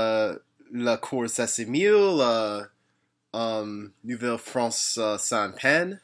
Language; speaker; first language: French; non-native, learner; English